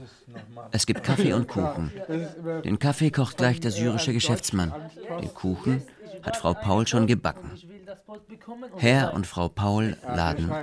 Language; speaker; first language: German; native; German